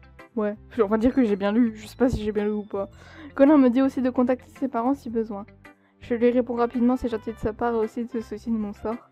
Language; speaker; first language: French; native; French